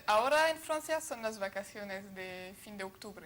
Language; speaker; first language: Spanish; non-native, fluent; French